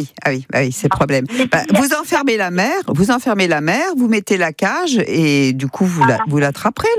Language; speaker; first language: French; native; French